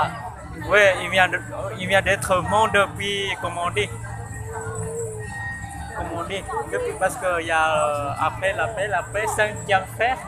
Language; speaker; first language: French; non-native, learner; Hmong